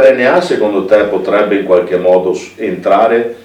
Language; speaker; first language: Italian; native; Italian